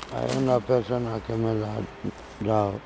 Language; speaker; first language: Spanish; non-native, learner; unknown